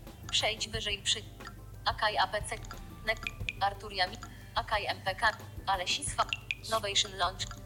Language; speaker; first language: Polish; native; Polish